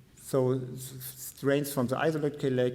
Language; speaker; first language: English; non-native, fluent; German